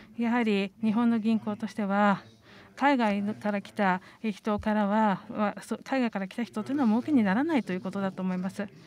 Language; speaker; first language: Japanese; non-native, fluent; Estonian